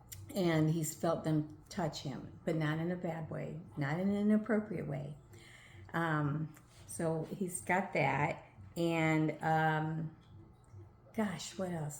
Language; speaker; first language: English; native; English